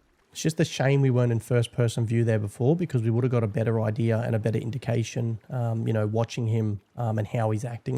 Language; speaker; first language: English; native; English